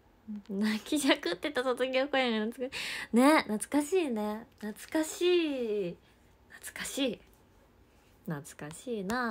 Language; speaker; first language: Japanese; native; Japanese